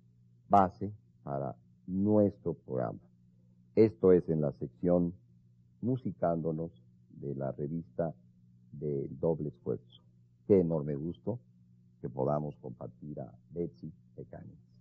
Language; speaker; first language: Spanish; native; Spanish